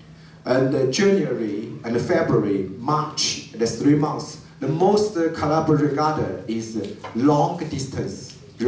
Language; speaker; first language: English; non-native, learner; Chinese